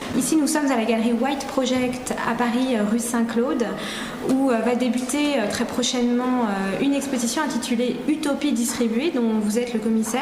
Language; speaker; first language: French; native; French